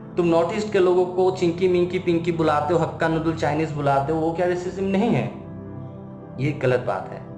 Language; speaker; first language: Hindi; non-native, local second language; Assamese